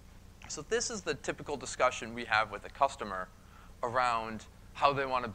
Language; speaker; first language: English; native; English